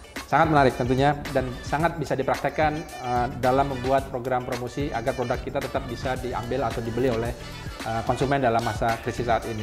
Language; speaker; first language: Indonesian; native; Indonesian